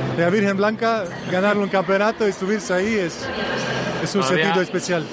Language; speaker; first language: Spanish; non-native, learner; Bosnian